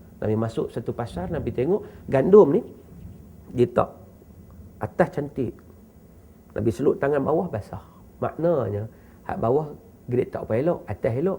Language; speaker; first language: Malay; native; Malay